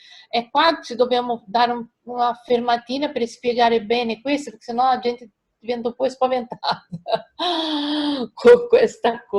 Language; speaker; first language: Italian; non-native, fluent; Portuguese